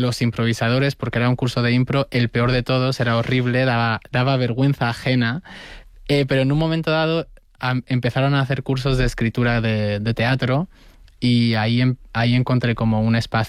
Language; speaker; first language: Spanish; native; Spanish